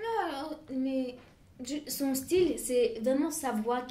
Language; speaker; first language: French; non-native, fluent; Bulgarian